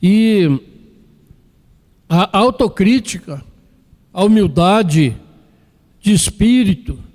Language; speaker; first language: Portuguese; native; Portuguese